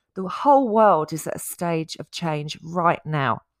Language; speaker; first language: English; native; English